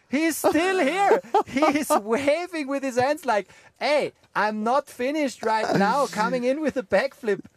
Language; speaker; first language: English; non-native, fluent; German